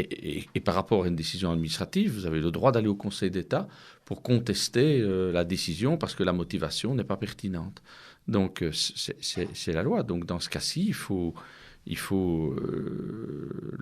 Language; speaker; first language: French; native; French